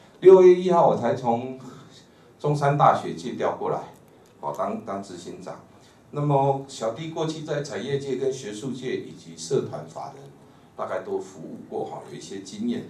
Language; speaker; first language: Chinese; native; Chinese